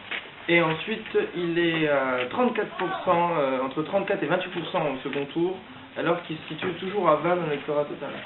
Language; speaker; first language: French; native; French